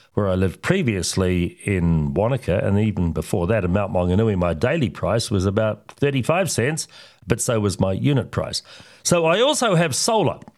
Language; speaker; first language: English; native; English